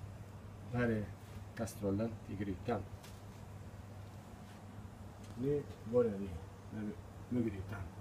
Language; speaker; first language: Swedish; non-native, fluent; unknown